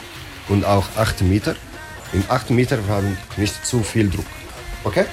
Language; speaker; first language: German; non-native, learner; Arabic